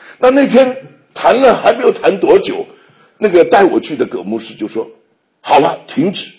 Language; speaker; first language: Chinese; native; Chinese